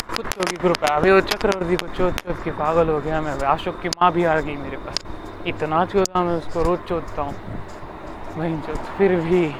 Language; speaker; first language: Hindi; non-native, local second language; Marathi